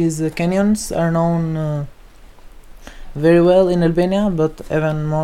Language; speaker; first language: English; non-native, learner; Albanian